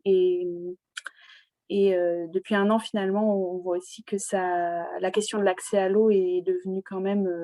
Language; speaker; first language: French; native; French